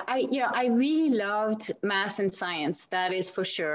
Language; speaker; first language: English; non-native, fluent; French